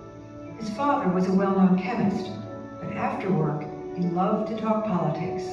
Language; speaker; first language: English; native; English